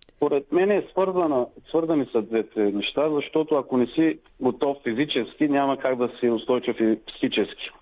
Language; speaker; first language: Bulgarian; native; Bulgarian